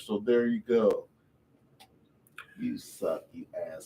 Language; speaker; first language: English; native; English